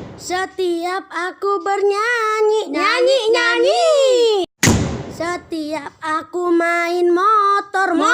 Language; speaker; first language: Indonesian; non-native, local second language; Sundanese